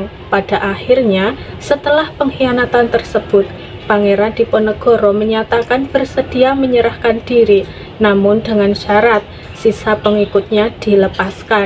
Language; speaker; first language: Indonesian; native; Indonesian